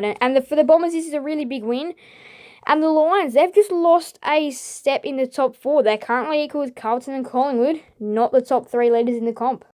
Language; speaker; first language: English; native; English